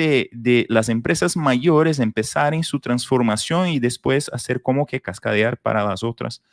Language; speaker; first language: Spanish; non-native, fluent; Portuguese